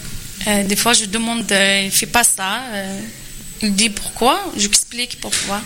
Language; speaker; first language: French; non-native, learner; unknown